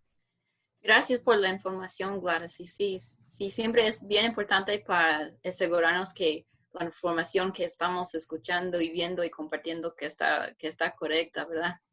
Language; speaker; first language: Spanish; non-native, fluent; English